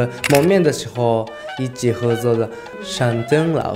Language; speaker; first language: Chinese; non-native, learner; Japanese